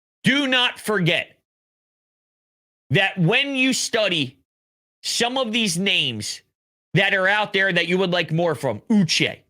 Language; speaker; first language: English; native; English